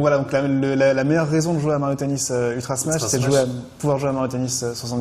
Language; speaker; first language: French; native; French